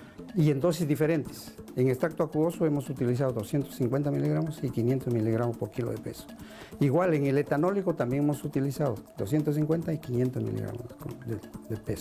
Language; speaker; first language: Spanish; native; Spanish